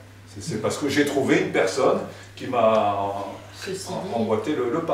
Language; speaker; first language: French; native; French